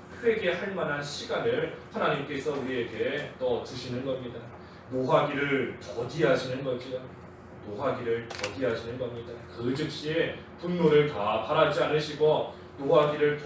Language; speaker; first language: Korean; native; Korean